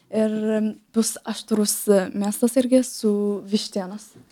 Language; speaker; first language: Lithuanian; non-native, learner; Tigrinya